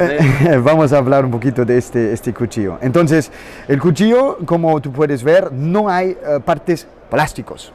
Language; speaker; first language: Spanish; non-native, learner; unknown